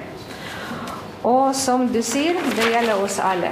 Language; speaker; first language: Norwegian; non-native, fluent; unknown